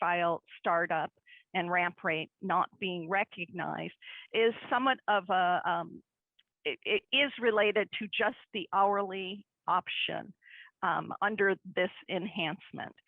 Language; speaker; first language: English; native; English